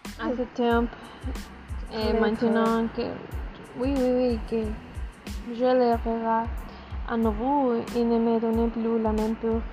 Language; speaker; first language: French; non-native, learner; Spanish